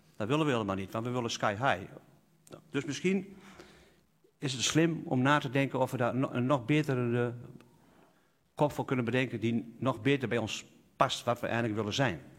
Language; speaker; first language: Dutch; native; Dutch